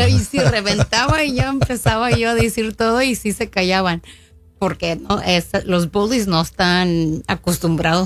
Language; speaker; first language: Spanish; early bilingual, heritage; Spanish